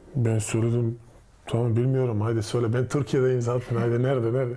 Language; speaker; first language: Turkish; non-native, fluent; Serbian